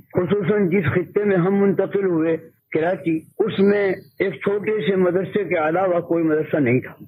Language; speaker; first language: Urdu; native; Urdu